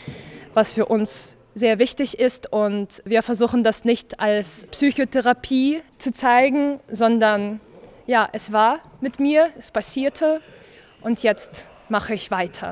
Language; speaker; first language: German; non-native, fluent; Ukrainian